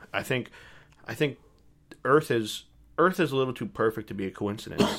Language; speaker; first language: English; native; English